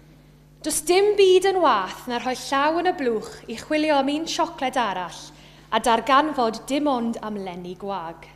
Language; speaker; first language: Welsh; native; Welsh